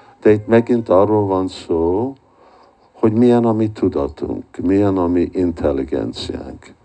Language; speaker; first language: Hungarian; early bilingual, heritage; Hungarian